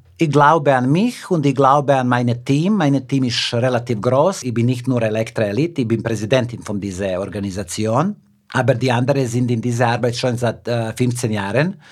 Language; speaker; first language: German; non-native, fluent; Serbian